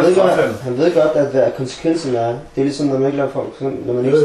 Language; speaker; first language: Danish; native; Danish